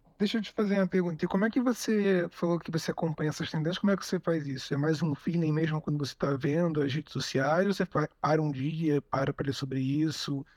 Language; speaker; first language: Portuguese; native; Portuguese